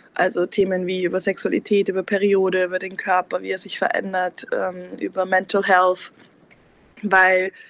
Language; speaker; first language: German; native; German